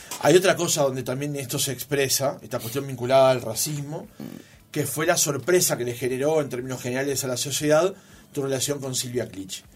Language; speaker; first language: Spanish; native; Spanish